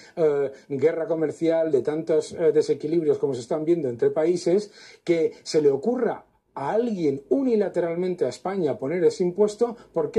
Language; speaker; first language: Spanish; native; Spanish